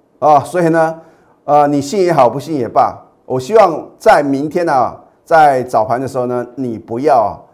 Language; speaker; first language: Chinese; native; Chinese